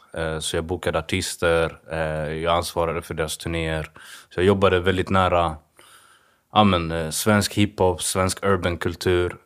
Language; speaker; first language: Swedish; early bilingual, other home language; Swahili